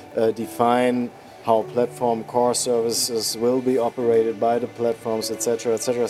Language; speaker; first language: English; non-native, fluent; German